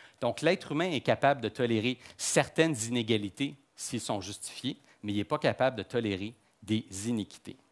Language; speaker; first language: French; native; French